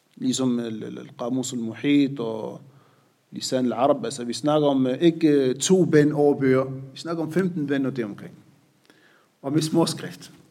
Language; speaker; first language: Danish; non-native, fluent; Arabic